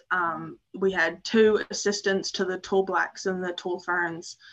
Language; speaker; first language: English; native; English